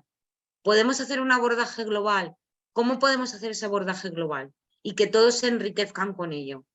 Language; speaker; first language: Spanish; native; Spanish